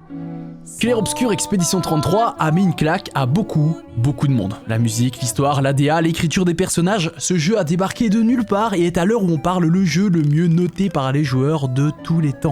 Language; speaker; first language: French; native; French